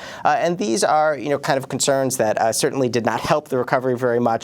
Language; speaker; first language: English; native; English